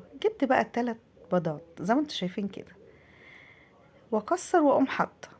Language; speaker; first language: Arabic; native; Arabic